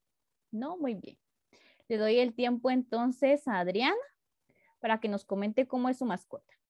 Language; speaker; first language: Spanish; native; Spanish